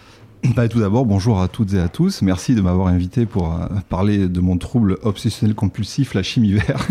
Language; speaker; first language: French; native; French